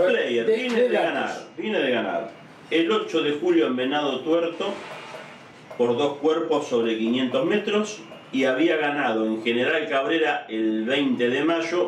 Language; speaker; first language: Spanish; native; Spanish